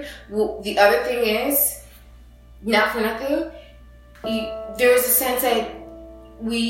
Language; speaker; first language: English; native; English